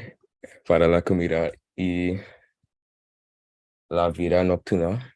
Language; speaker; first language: Spanish; non-native, learner; English